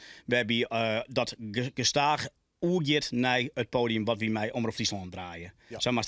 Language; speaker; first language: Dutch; non-native, local second language; Western Frisian